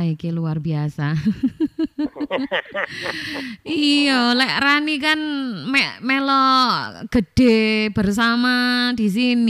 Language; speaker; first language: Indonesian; non-native, local second language; Javanese